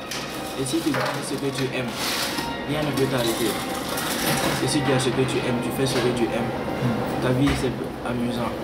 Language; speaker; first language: French; non-native, learner; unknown